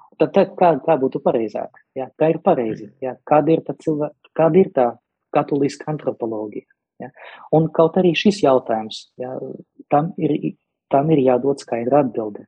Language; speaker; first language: Latvian; non-native, local second language; Russian